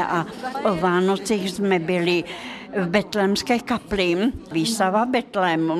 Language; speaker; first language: Czech; non-native, fluent; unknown